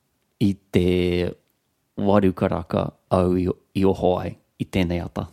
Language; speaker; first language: Māori; non-native, learner; English